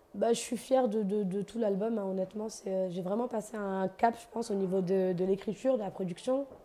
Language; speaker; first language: French; native; French